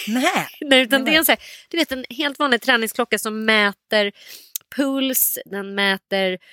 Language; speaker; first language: Swedish; native; Swedish